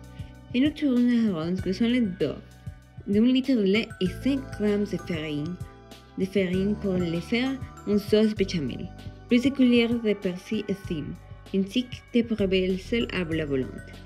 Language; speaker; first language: French; non-native, learner; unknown